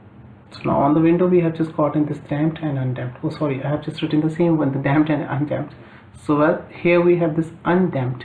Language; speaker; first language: English; non-native, local second language; Hindi